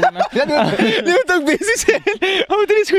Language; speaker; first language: Dutch; native; Dutch